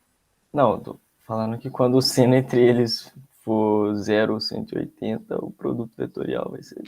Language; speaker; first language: Portuguese; native; Portuguese